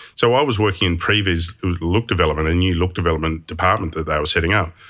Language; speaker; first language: English; native; English